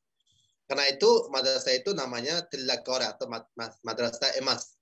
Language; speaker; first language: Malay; non-native, fluent; Uzbek